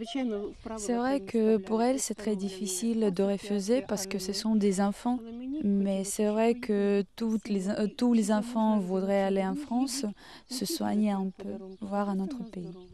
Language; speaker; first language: French; non-native, fluent; Ukrainian